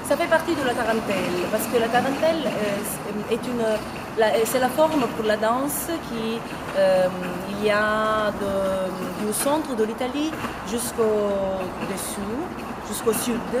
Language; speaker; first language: French; non-native, fluent; Italian